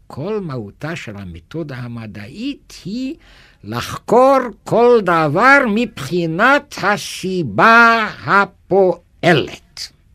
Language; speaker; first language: Hebrew; non-native, fluent; German